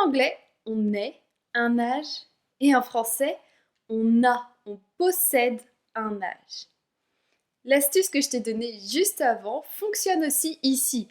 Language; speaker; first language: French; native; French